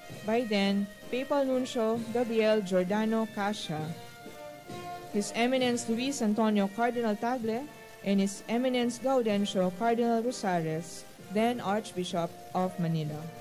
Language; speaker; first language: English; non-native, local second language; Filipino